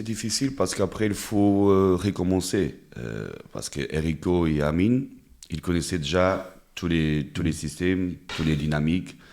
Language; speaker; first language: French; non-native, fluent; Portuguese